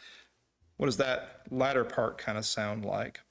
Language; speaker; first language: English; native; English